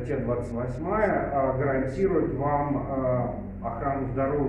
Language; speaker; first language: Russian; native; Russian